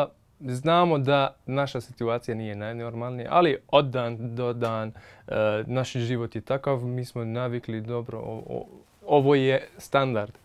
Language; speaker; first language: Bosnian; non-native, fluent; Arabic